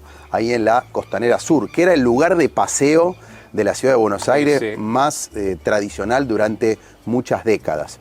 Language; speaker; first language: Spanish; native; Spanish